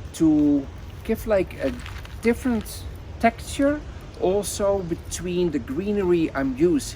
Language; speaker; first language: English; non-native, fluent; Dutch